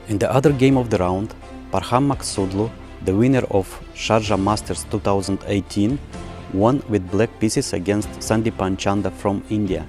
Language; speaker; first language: English; non-native, learner; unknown